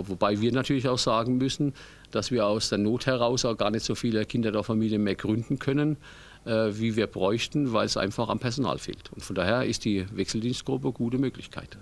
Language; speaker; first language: German; native; German